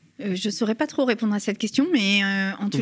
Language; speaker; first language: French; native; French